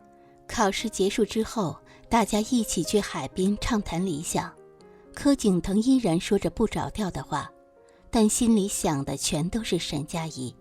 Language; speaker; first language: Chinese; native; Chinese